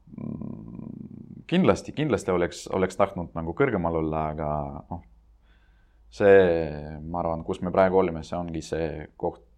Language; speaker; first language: Estonian; non-native, local second language; Russian